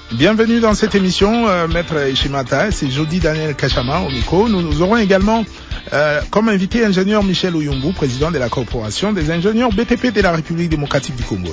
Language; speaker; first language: French; non-native, local second language; Lingala